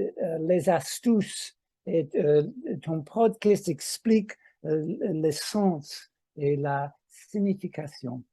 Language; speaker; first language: French; non-native, fluent; English